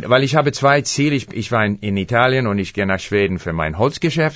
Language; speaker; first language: German; non-native, fluent; English